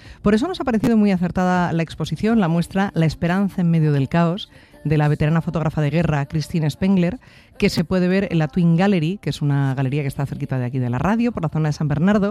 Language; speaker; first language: Spanish; native; Spanish